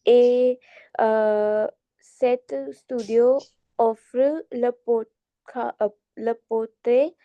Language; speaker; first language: French; non-native, learner; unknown